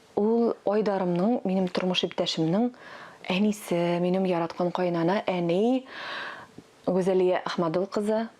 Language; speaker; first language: Tatar; non-native, local second language; Russian